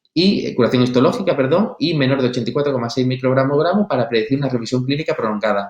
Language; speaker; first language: Spanish; native; Spanish